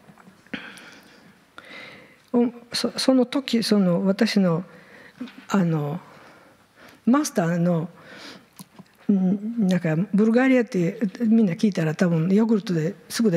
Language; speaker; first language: Japanese; non-native, fluent; Bulgarian